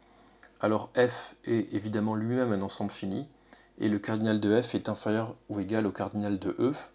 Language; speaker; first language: French; native; French